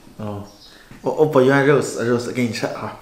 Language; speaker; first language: Chinese; native; Chinese